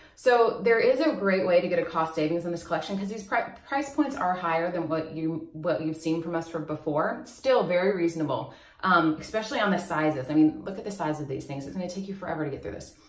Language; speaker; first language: English; native; English